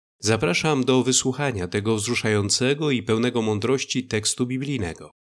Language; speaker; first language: Polish; native; Polish